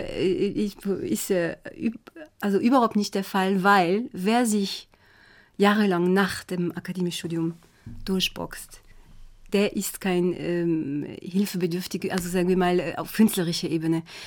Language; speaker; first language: German; non-native, fluent; French